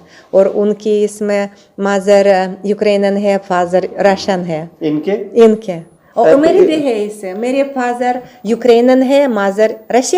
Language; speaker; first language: Hindi; non-native, learner; Russian